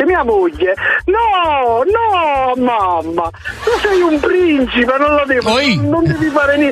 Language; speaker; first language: Italian; native; Italian